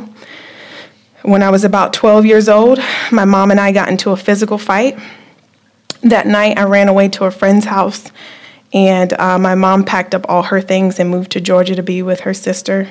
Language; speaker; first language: English; native; English